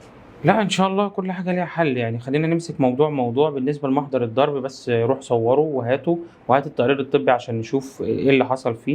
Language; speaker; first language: Arabic; native; Arabic